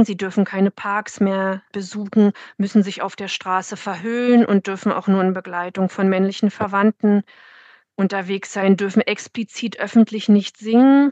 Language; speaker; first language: German; native; German